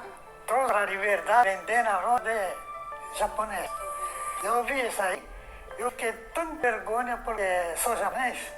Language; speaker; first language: Portuguese; non-native, learner; Japanese